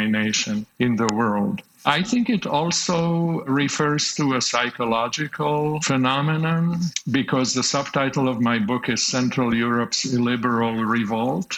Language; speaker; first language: English; non-native, fluent; Slovak